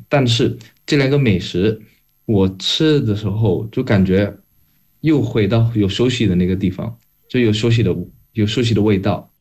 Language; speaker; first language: Chinese; non-native, fluent; Indonesian